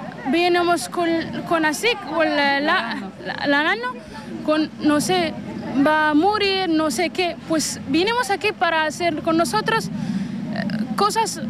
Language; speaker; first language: Spanish; non-native, learner; Arabic